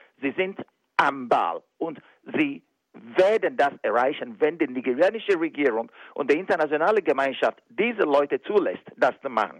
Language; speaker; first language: German; non-native, fluent; Igbo